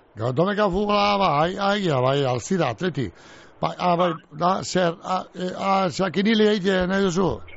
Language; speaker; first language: Basque; native; Basque